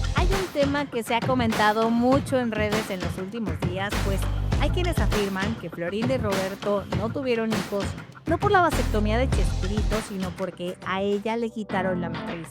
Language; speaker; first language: Spanish; native; Spanish